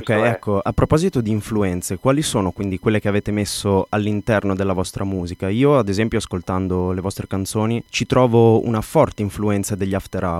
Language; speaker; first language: Italian; native; Italian